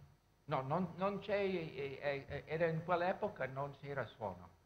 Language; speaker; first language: Italian; non-native, fluent; English